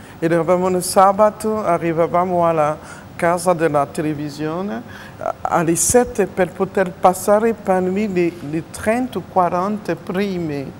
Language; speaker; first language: Italian; non-native, fluent; French